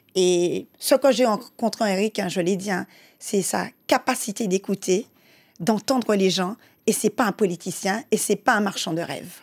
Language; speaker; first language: French; native; French